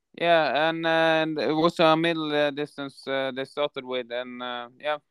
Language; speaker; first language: English; non-native, fluent; Norwegian